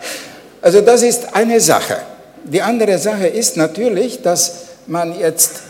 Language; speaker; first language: German; non-native, fluent; Hungarian